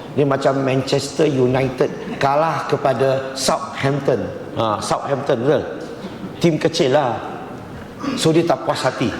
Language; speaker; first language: Malay; non-native, local second language; Chinese